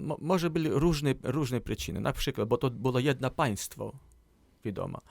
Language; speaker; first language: Polish; non-native, learner; Armenian